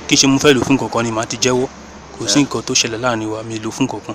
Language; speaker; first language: Yoruba; non-native, local second language; Igbo